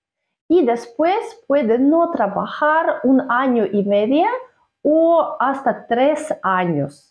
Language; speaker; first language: Spanish; non-native, fluent; Russian